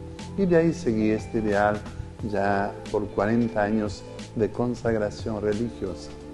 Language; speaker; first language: Spanish; non-native, fluent; Portuguese